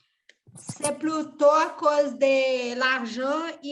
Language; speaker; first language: French; non-native, fluent; Portuguese